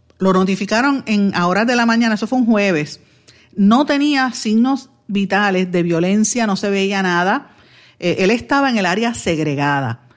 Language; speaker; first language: Spanish; native; Spanish